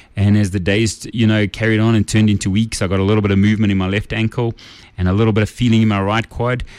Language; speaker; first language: English; native; English